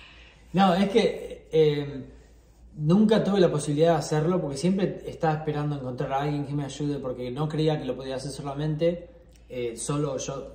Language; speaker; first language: Spanish; native; Spanish